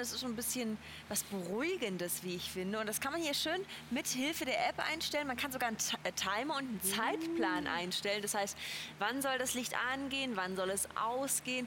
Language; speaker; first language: German; native; German